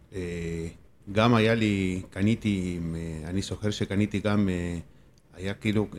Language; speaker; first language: Hebrew; non-native, fluent; Spanish